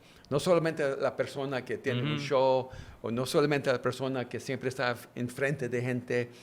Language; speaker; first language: Spanish; early bilingual, heritage; English